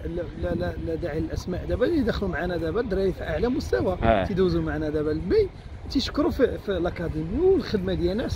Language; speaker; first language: Arabic; native; Arabic